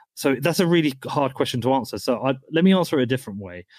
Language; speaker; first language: English; native; English